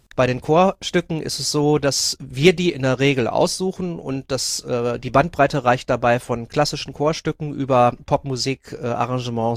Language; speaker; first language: German; native; German